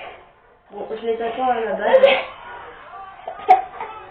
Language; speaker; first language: French; native; French